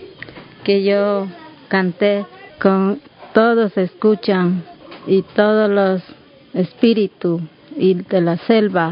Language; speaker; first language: Spanish; non-native, local second language; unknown